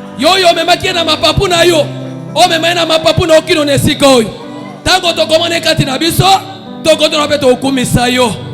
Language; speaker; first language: Lingala; native; Lingala